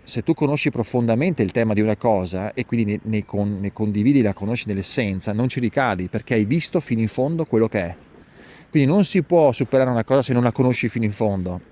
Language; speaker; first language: Italian; native; Italian